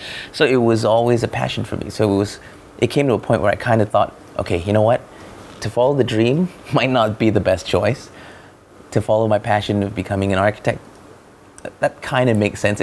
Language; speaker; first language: English; non-native, local second language; Malay